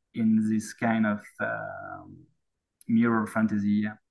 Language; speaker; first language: English; non-native, fluent; French